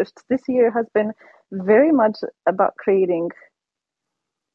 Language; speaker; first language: English; non-native, fluent; Polish